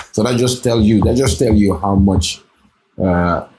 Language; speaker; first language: English; early bilingual, other home language; Norwegian